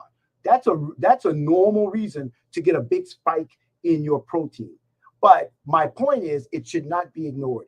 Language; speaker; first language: English; native; English